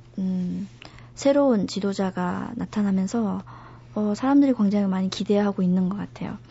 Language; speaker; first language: Korean; non-native, fluent; Chinese